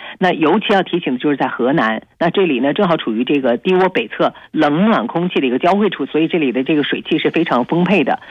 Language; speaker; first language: Chinese; native; Chinese